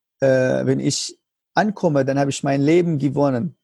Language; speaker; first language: German; non-native, learner; Arabic